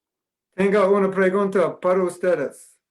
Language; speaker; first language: Spanish; non-native, learner; English